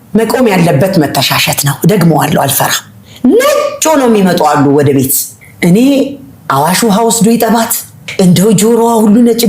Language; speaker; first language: Amharic; native; Amharic